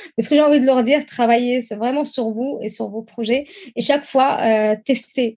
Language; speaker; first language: French; non-native, fluent; Arabic